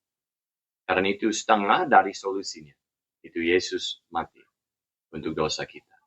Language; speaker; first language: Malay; non-native, fluent; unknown